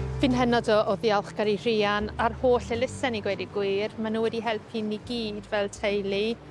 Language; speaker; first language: Welsh; native; Welsh